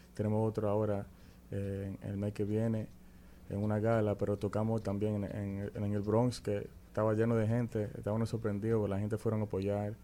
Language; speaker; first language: Spanish; early bilingual, heritage; Spanish